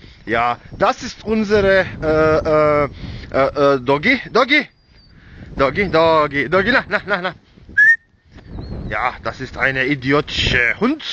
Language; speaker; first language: German; non-native, learner; Croatian